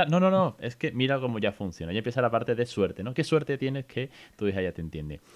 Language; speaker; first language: Spanish; native; Spanish